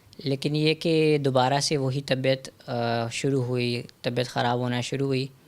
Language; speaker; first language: Urdu; native; Urdu